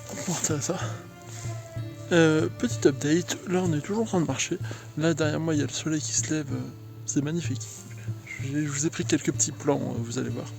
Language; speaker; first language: French; native; French